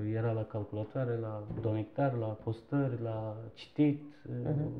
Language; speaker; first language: Romanian; non-native, fluent; Turkish